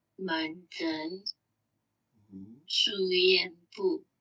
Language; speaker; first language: Chinese; non-native, learner; Indonesian